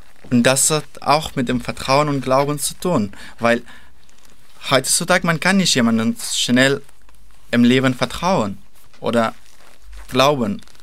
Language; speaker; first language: German; non-native, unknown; Persian